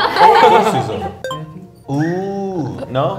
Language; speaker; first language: Korean; non-native, learner; English